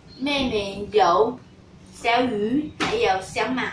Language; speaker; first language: Chinese; non-native, learner; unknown